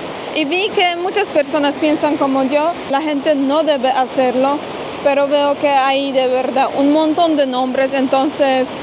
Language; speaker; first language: Spanish; non-native, fluent; Polish